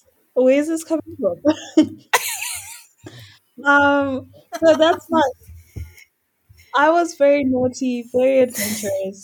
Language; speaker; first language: English; non-native, local second language; Shona